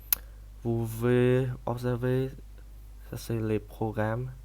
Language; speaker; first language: French; non-native, learner; Vietnamese